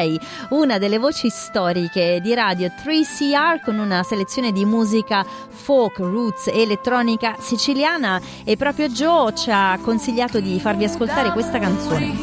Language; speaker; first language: Italian; native; Italian